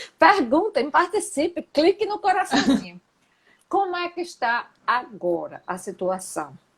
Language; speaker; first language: Portuguese; native; Portuguese